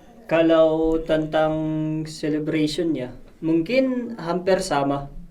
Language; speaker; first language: Indonesian; non-native, fluent; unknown